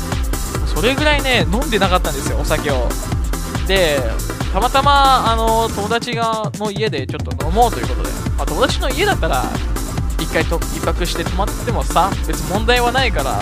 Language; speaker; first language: Japanese; native; Japanese